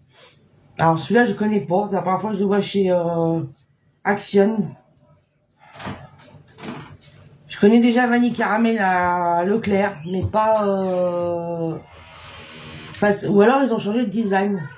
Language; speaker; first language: French; native; French